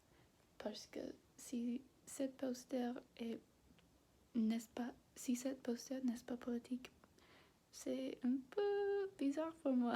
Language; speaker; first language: French; non-native, learner; English